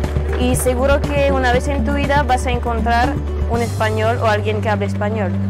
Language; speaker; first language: Spanish; non-native, fluent; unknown